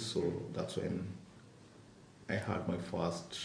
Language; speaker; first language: English; non-native, local second language; Luo (Kenya and Tanzania)